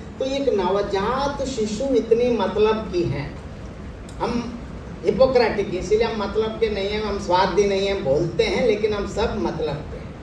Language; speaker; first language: Hindi; non-native, local second language; Telugu